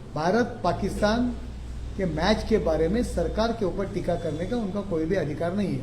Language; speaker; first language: Hindi; non-native, local second language; Marathi